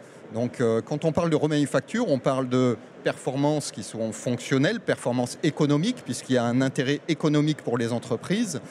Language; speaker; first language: French; native; French